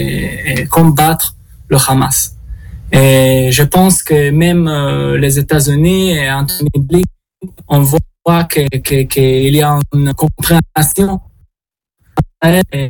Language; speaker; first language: French; non-native, learner; Hebrew